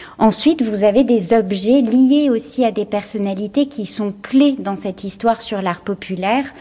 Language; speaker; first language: French; native; French